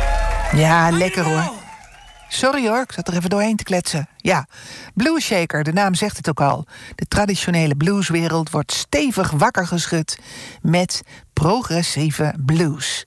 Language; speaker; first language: Dutch; native; Dutch